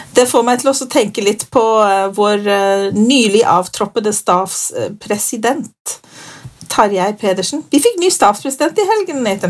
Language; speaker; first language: Norwegian; native; Norwegian